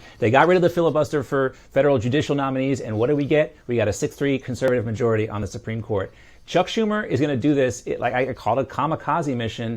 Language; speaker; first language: English; native; English